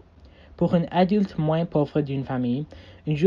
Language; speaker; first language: French; non-native, learner; English